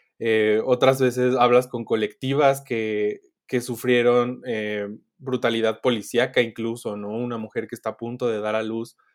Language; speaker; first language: Spanish; native; Spanish